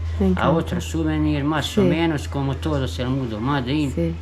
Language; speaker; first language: Spanish; non-native, learner; Bosnian